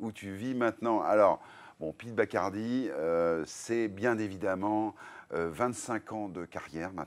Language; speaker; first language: French; native; French